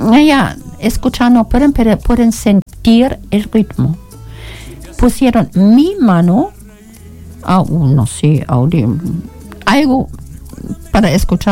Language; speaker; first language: Spanish; non-native, learner; German